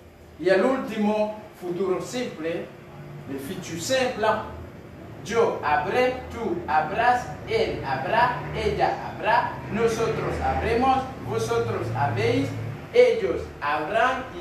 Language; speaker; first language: Spanish; non-native, fluent; Haitian Creole